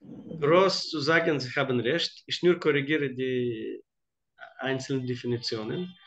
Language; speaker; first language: German; non-native, fluent; Hebrew